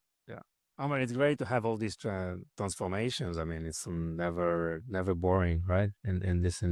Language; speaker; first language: English; non-native, fluent; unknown